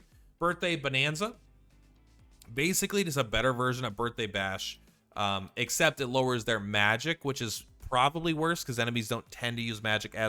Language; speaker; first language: English; native; English